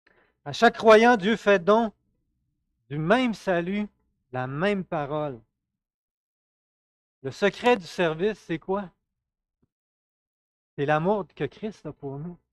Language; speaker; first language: French; native; French